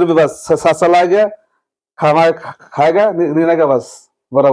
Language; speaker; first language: Hindi; non-native, learner; Bangla